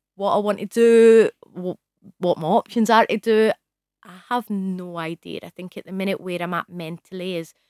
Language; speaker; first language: English; native; English